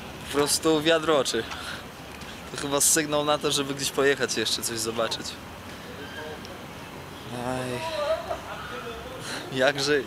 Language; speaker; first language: Polish; native; Polish